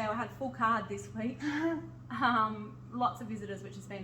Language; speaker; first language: English; native; English